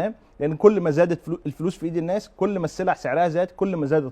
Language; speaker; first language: Arabic; native; Arabic